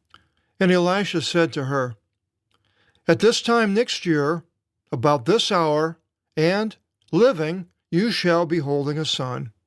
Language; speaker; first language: English; native; English